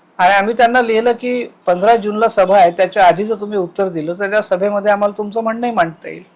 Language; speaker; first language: Marathi; native; Marathi